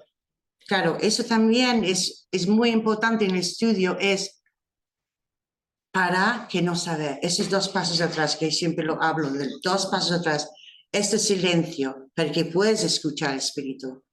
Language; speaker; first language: Spanish; non-native, fluent; English